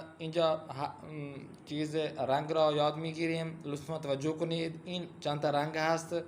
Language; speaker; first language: Persian; non-native, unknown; Urdu